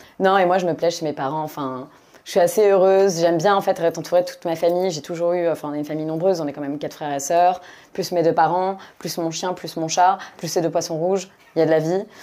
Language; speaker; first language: French; native; French